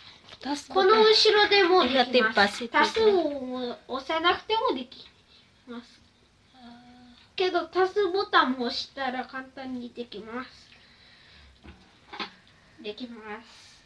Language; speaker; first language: Japanese; early bilingual, other home language; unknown